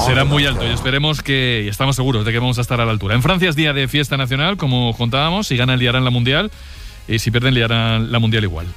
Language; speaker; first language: Spanish; native; Spanish